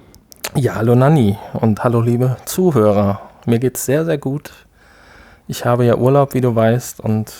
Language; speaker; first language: German; native; German